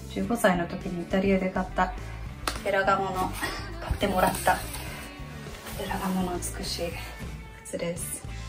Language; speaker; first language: Japanese; early bilingual, heritage; Japanese